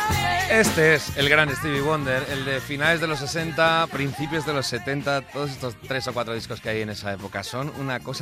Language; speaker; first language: Spanish; native; Spanish